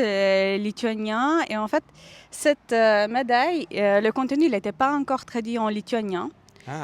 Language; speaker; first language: French; non-native, fluent; Lithuanian